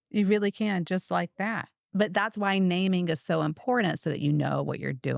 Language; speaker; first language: English; native; English